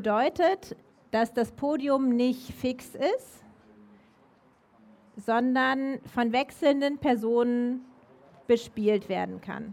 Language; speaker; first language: German; native; German